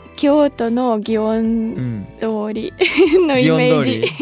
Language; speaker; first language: Japanese; non-native, fluent; Ukrainian